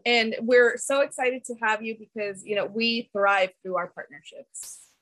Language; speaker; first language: English; early bilingual, other home language; Spanish